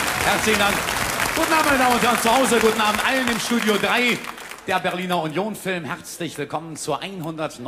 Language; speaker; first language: German; native; German